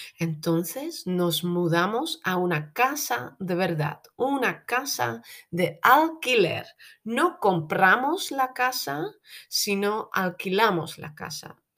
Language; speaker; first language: Spanish; native; Spanish